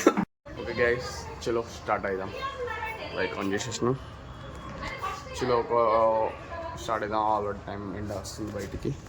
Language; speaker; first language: Telugu; native; Telugu